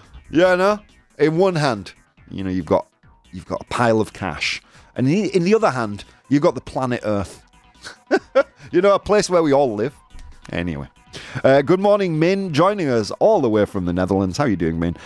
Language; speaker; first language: English; native; English